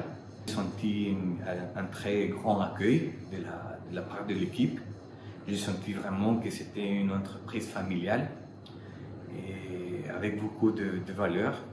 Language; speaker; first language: French; non-native, fluent; Spanish